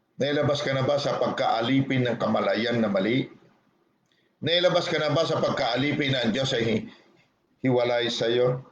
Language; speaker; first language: Filipino; non-native, local second language; Hiligaynon